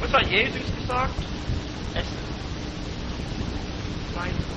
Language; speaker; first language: German; non-native, fluent; English